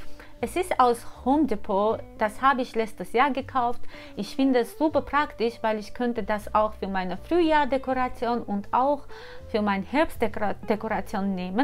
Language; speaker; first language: German; non-native, fluent; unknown